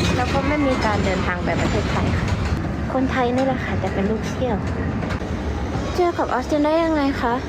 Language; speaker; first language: Thai; early bilingual, heritage; Thai